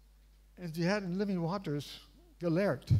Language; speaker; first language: German; non-native, learner; English